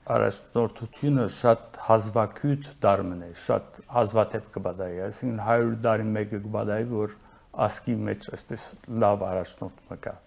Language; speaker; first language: Armenian; early bilingual, heritage; Arabic